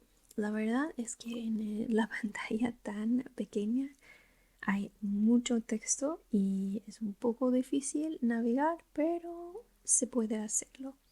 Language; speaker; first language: Spanish; non-native, learner; English